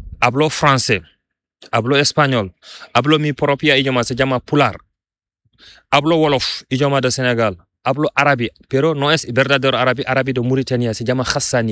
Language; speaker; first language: Spanish; non-native, learner; Fula